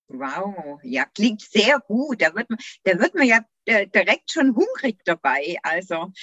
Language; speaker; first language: German; native; German